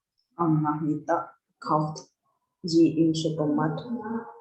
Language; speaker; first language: German; non-native, learner; Indonesian